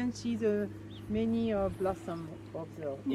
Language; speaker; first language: English; non-native, learner; Japanese